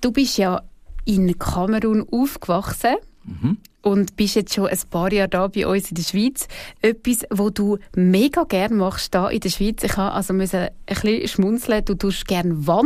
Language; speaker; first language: German; native; German